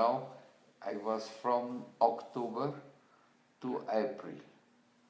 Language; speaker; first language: English; non-native, learner; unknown